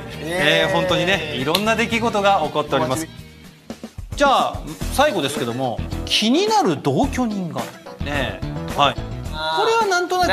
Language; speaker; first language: Japanese; native; Japanese